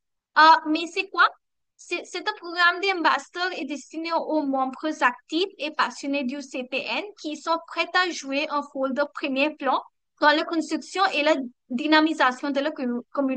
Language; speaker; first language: French; non-native, learner; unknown